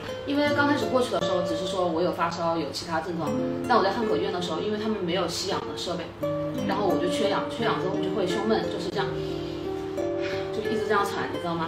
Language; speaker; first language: Chinese; native; Chinese